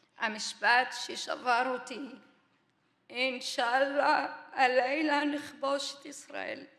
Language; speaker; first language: Hebrew; non-native, local second language; Arabic